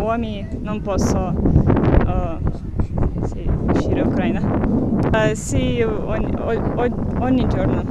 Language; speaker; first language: Italian; non-native, learner; Ukrainian